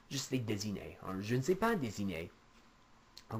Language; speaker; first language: French; non-native, fluent; English